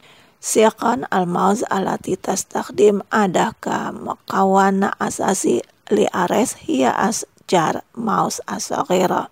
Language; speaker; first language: Arabic; non-native, fluent; Indonesian